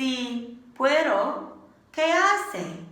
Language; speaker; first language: Spanish; non-native, learner; English